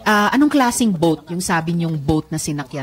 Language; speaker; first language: Filipino; native; Filipino